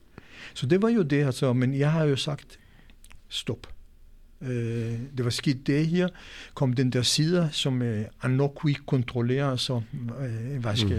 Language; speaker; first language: Danish; non-native, fluent; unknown